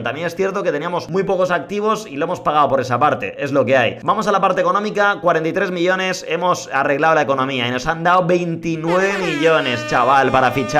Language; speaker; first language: Spanish; native; Spanish